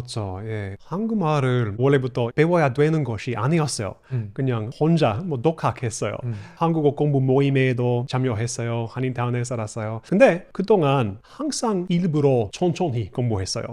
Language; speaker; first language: Korean; non-native, fluent; English